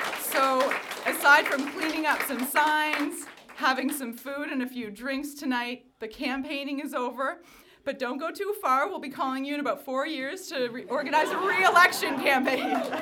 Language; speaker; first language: English; native; English